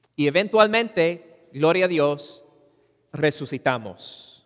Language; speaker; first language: Spanish; non-native, fluent; English